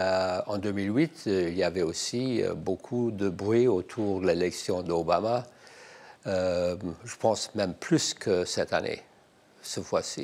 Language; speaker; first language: French; non-native, fluent; English